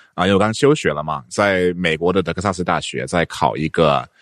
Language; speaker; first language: Chinese; non-native, fluent; English